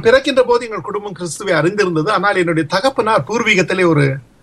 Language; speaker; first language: Tamil; native; Tamil